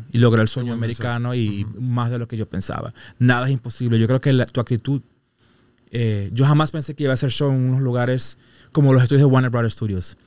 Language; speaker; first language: Spanish; native; Spanish